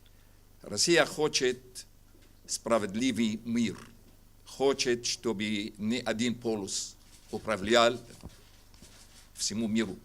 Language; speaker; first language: Russian; non-native, fluent; Arabic